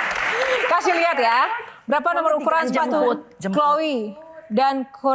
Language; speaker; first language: Indonesian; native; Indonesian